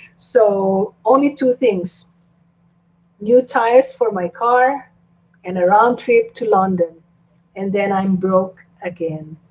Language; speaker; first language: English; non-native, local second language; Filipino